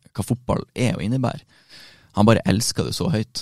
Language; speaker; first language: Norwegian; native; Norwegian